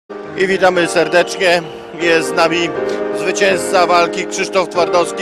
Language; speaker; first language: Polish; native; Polish